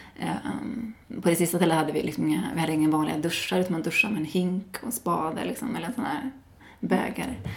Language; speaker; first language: Swedish; native; Swedish